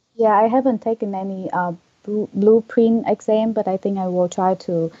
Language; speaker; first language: English; non-native, fluent; Vietnamese